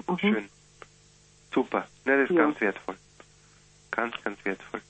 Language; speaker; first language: German; native; German